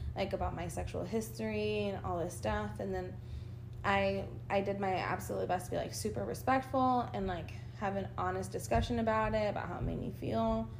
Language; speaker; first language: English; early bilingual, other home language; Spanish